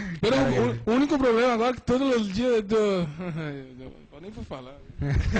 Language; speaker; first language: Spanish; non-native, learner; Portuguese